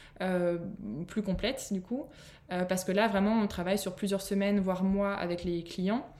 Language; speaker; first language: French; native; French